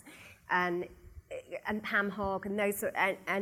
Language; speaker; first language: English; native; English